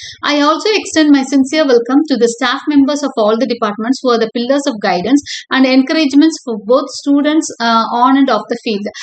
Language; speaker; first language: English; non-native, local second language; Tamil